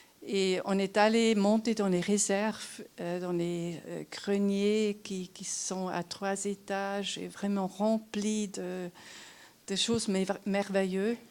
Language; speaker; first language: French; non-native, local second language; German